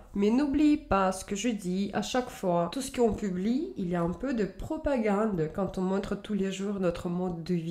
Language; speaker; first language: French; native; French